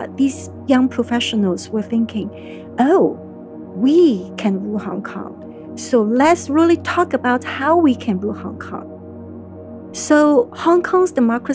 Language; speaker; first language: English; non-native, local second language; Cantonese